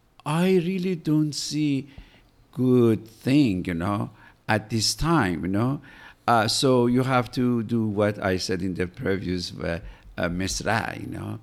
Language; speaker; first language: English; non-native, fluent; Persian